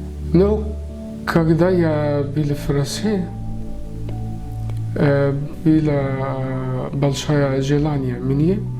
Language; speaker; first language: Russian; non-native, learner; Arabic